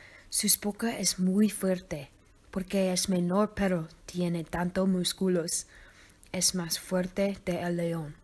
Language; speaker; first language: Spanish; non-native, learner; English